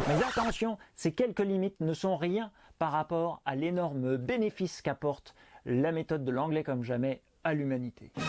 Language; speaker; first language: French; native; French